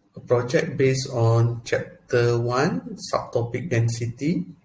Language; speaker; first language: English; non-native, local second language; Malay